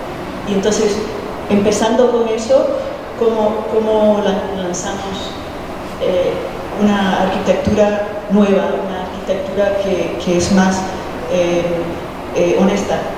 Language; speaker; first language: Spanish; early bilingual, heritage; Spanish